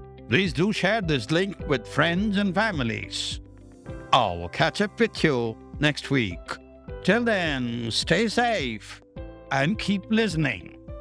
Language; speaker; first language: English; non-native, local second language; Tamil